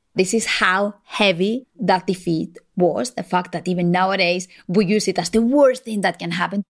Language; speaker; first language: English; non-native, fluent; Spanish